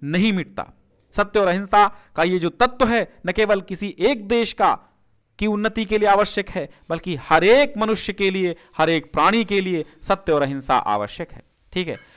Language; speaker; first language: Hindi; native; Hindi